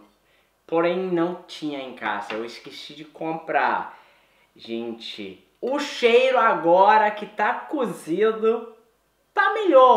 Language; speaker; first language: Portuguese; non-native, fluent; Swedish